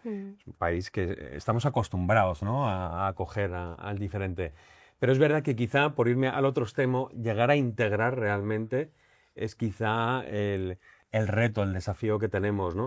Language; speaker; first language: Spanish; native; Spanish